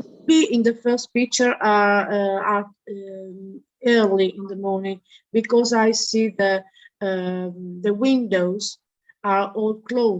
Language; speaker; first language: English; non-native, learner; Italian